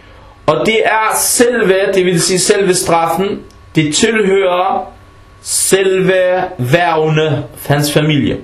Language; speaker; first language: Danish; non-native, fluent; Arabic